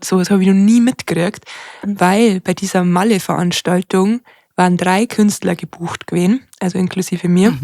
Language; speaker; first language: German; native; German